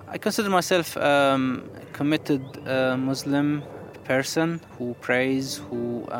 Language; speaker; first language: English; non-native, fluent; Arabic